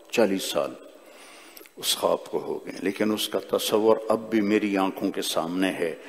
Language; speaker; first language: Urdu; non-native, local second language; Punjabi